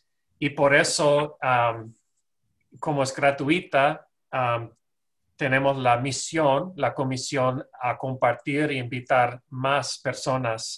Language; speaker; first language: Spanish; non-native, fluent; English